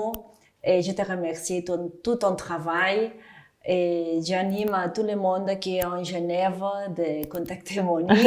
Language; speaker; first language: French; non-native, fluent; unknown